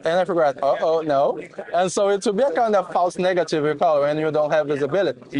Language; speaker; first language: English; non-native, fluent; Portuguese